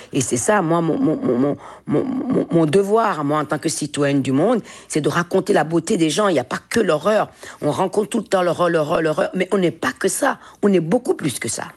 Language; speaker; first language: French; non-native, local second language; Fon